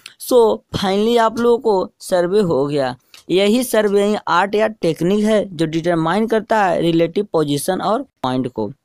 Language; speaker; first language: Hindi; native; Hindi